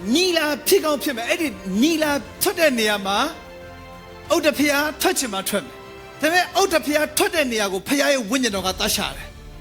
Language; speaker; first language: Burmese; non-native, local second language; Kachin